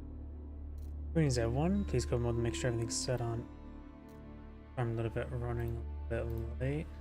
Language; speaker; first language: English; native; English